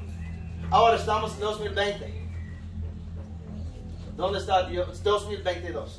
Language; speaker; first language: Spanish; non-native, fluent; English